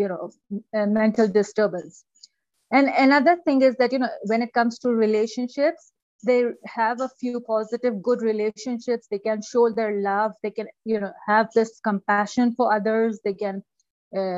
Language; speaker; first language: English; non-native, local second language; Urdu